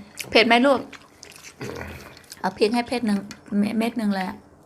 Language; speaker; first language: Thai; non-native, local second language; Northeastern Thai